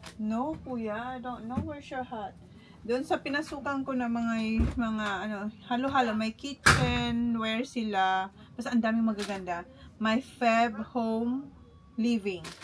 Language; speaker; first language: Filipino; non-native, local second language; Bikol